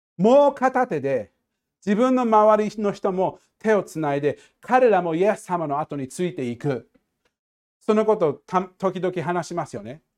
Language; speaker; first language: Japanese; non-native, fluent; English